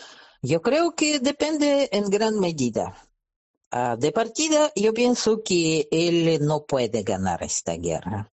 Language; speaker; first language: Spanish; non-native, fluent; Russian